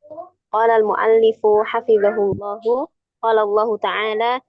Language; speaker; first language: Arabic; non-native, learner; Indonesian